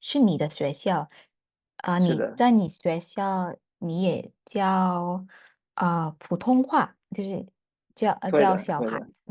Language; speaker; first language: Chinese; non-native, learner; English